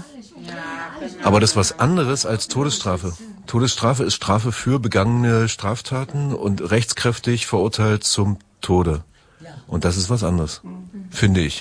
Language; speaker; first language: German; native; German